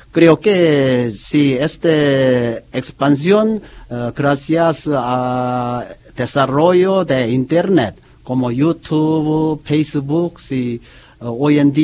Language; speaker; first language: Spanish; non-native, learner; Korean